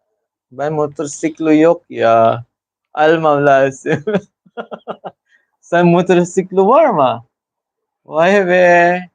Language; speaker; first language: Turkish; non-native, learner; Filipino